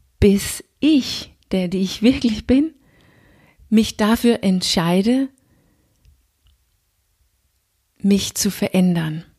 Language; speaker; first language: German; non-native, fluent; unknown